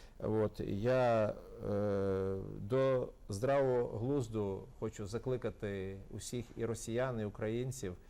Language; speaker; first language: Ukrainian; non-native, local second language; Russian